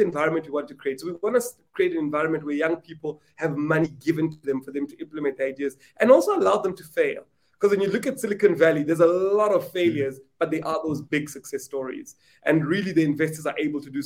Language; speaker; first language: English; non-native, local second language; Venda